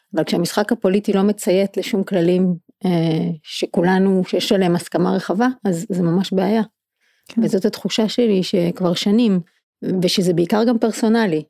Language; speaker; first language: Hebrew; native; Hebrew